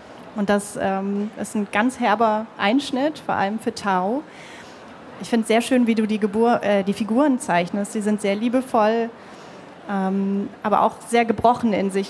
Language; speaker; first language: German; native; German